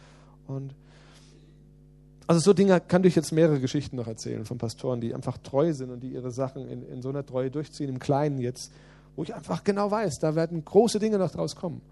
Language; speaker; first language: German; native; German